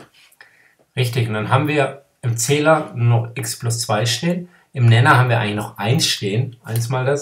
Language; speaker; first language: German; native; German